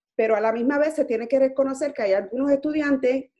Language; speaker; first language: Spanish; early bilingual, heritage; Spanish